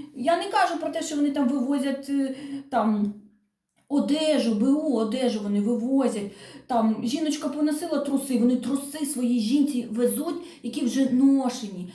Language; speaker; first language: Ukrainian; non-native, local second language; Russian